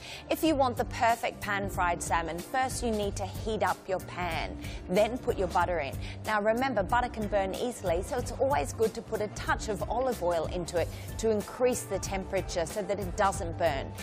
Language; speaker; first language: English; native; English